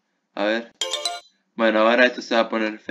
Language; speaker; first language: Spanish; native; Spanish